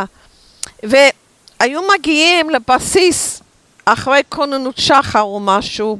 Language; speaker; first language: Hebrew; non-native, fluent; English